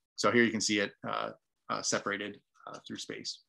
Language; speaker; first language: English; native; English